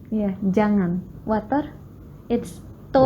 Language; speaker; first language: English; non-native, learner; Balinese